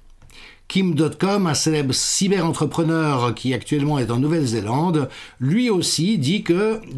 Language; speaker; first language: French; native; French